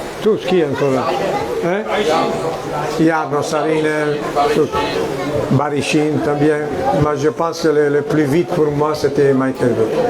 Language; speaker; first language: French; non-native, fluent; Italian